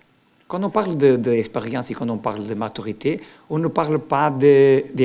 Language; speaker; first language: French; non-native, learner; Portuguese